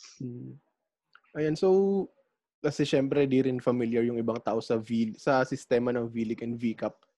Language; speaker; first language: Filipino; native; Filipino